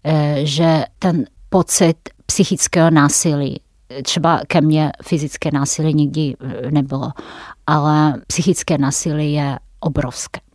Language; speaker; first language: Czech; non-native, fluent; Russian